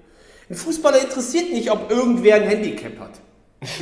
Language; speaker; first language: German; native; German